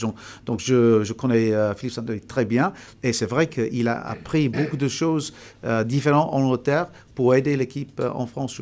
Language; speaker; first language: French; non-native, fluent; English